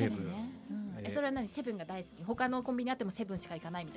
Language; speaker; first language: Japanese; native; Japanese